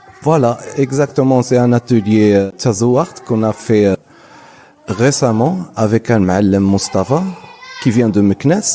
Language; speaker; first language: French; non-native, local second language; Arabic